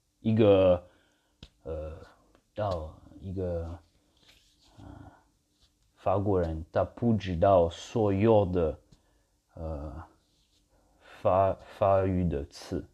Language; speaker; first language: Chinese; non-native, learner; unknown